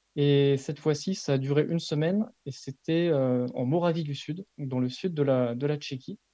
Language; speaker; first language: French; native; French